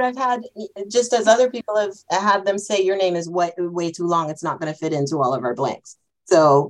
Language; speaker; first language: English; native; English